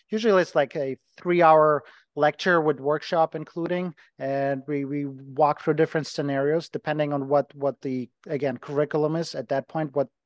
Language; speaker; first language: English; non-native, fluent; Ukrainian